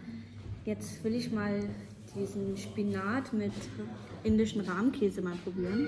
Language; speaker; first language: German; early bilingual, other home language; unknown